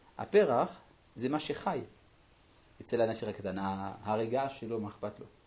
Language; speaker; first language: Hebrew; native; Hebrew